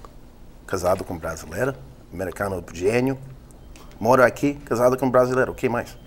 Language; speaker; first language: Portuguese; non-native, fluent; English